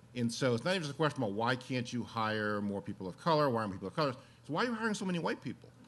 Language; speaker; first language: English; native; English